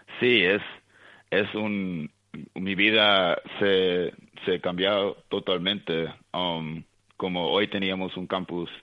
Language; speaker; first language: Spanish; early bilingual, heritage; Spanish